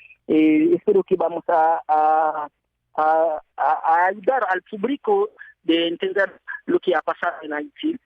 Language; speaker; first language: Spanish; non-native, fluent; Haitian Creole